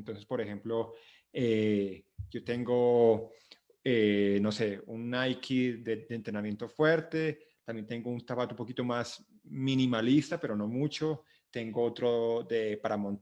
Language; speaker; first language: Spanish; native; Spanish